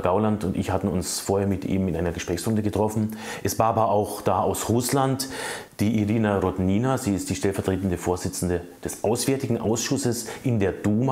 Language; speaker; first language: German; native; German